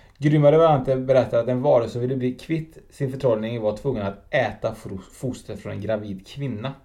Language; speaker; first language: Swedish; native; Swedish